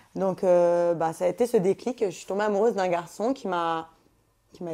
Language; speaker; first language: French; native; French